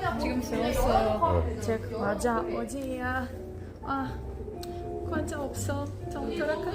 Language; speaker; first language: Korean; non-native, learner; Russian